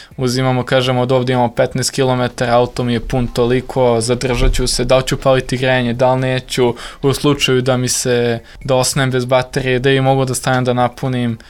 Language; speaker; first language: Serbian; native; Serbian